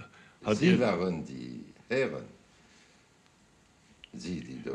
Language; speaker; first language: German; non-native, fluent; French